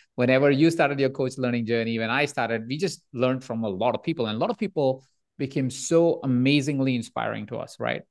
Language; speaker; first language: English; non-native, local second language; Hindi